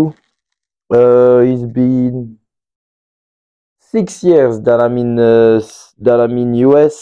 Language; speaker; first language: English; non-native, fluent; French